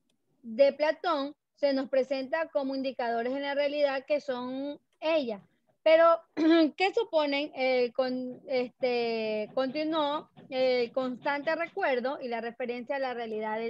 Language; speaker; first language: Spanish; native; Spanish